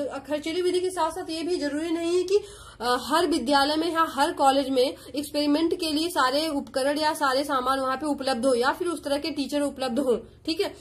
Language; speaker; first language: Hindi; native; Hindi